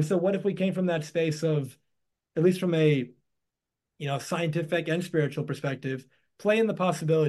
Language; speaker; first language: English; native; English